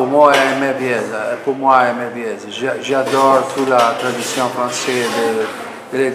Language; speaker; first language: French; non-native, fluent; Italian